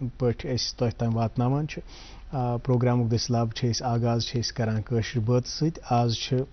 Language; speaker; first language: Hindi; non-native, local second language; Kashmiri